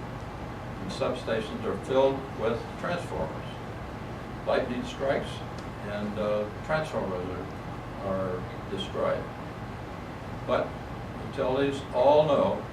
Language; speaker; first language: English; native; English